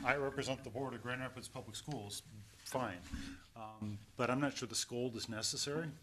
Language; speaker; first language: English; native; English